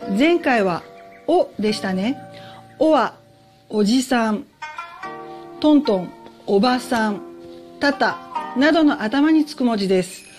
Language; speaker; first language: Japanese; native; Japanese